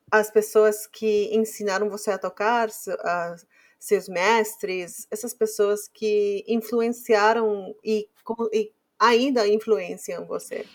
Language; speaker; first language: Portuguese; non-native, fluent; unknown